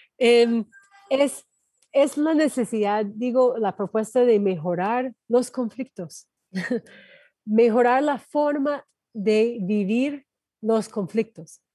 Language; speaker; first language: Spanish; non-native, fluent; English